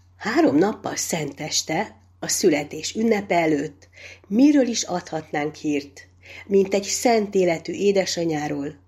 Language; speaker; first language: Hungarian; native; Hungarian